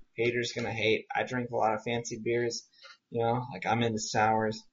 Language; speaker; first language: English; native; English